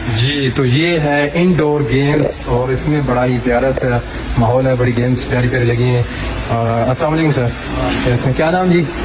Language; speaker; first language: Urdu; non-native, local second language; Punjabi